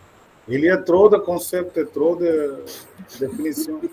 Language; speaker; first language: French; non-native, fluent; Malayalam